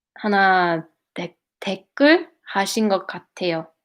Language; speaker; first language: Korean; non-native, learner; English